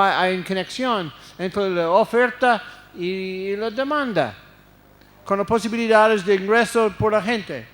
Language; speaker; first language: Spanish; non-native, fluent; English